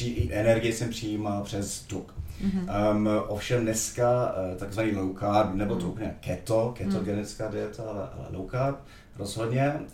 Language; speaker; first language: Czech; non-native, fluent; English